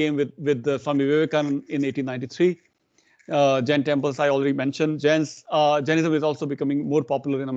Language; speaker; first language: English; non-native, local second language; Hindi